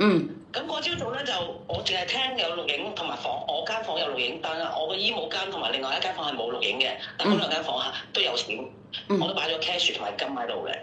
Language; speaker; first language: Cantonese; native; Cantonese